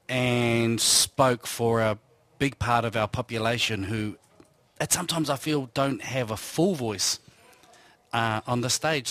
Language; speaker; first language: English; native; English